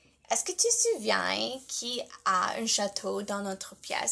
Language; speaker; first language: French; non-native, learner; English